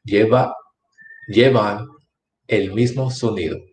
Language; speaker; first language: Spanish; non-native, fluent; English